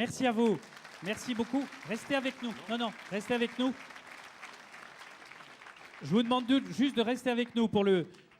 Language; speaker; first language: French; native; French